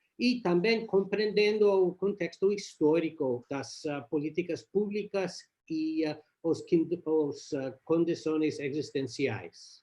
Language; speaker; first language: Portuguese; non-native, learner; English